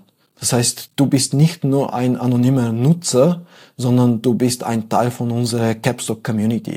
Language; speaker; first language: German; non-native, fluent; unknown